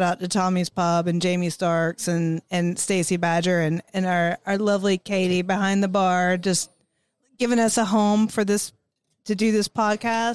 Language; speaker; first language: English; native; English